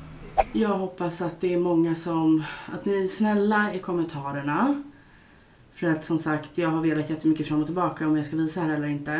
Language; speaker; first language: Swedish; native; Swedish